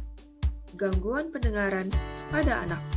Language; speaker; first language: Indonesian; native; Indonesian